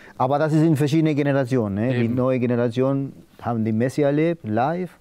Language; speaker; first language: German; non-native, learner; Spanish